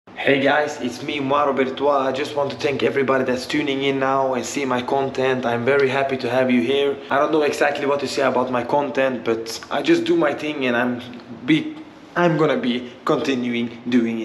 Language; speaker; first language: English; non-native, fluent; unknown